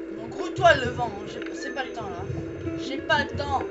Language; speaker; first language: French; native; French